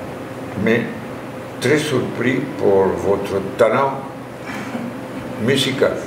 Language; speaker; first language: French; non-native, fluent; Spanish